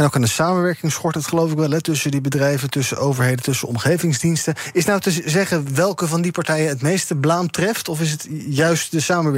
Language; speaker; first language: Dutch; native; Dutch